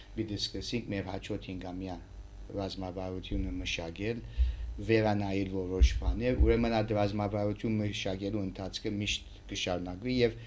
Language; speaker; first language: Armenian; early bilingual, heritage; Armenian